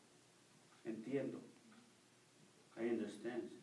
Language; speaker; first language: English; non-native, learner; Spanish